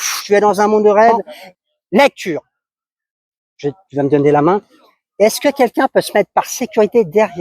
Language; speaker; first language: French; native; French